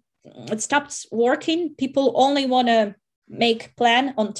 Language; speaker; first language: English; non-native, fluent; Russian